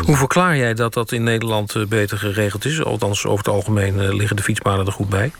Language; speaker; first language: Dutch; native; Dutch